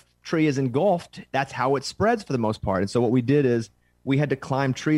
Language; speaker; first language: English; native; English